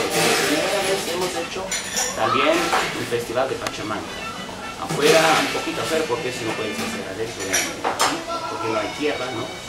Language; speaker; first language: Spanish; non-native, fluent; German